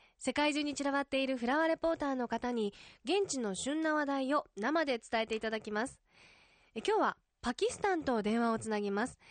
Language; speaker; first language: Japanese; native; Japanese